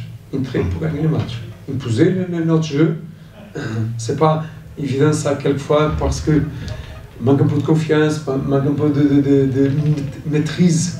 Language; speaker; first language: French; non-native, fluent; Portuguese